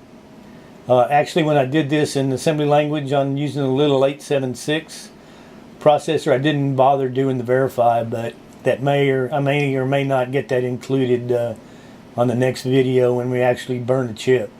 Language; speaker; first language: English; native; English